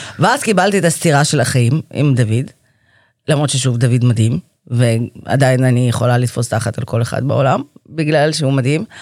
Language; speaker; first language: Hebrew; early bilingual, other home language; Russian